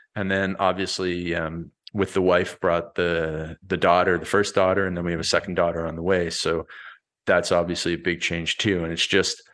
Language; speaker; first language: English; native; English